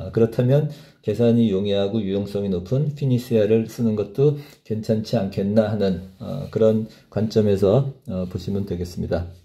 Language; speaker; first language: Korean; native; Korean